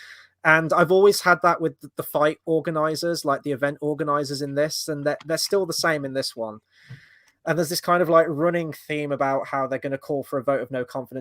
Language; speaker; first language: English; native; English